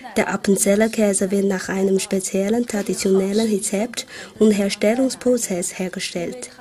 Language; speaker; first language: German; non-native, fluent; Chinese